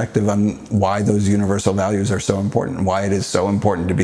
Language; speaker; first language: English; native; English